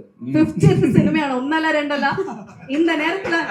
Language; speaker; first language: Tamil; native; Tamil